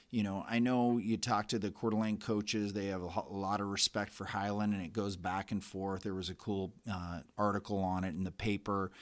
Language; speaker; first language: English; native; English